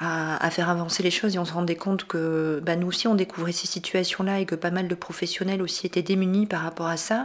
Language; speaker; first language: French; native; French